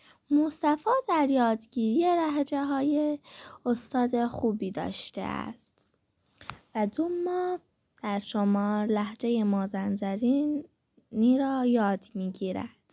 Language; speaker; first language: Persian; native; Persian